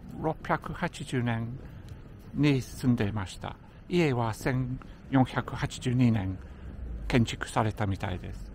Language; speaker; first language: Japanese; non-native, fluent; English